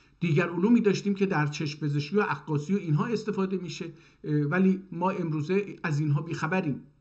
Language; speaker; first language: Persian; non-native, local second language; Azerbaijani